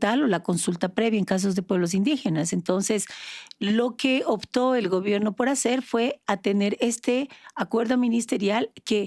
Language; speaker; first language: Spanish; native; Spanish